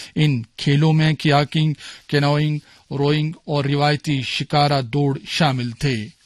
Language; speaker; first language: Urdu; non-native, local second language; Kashmiri